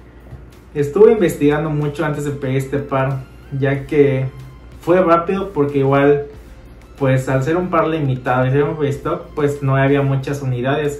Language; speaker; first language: Spanish; native; Spanish